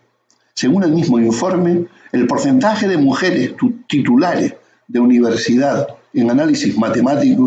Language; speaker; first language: Spanish; native; Spanish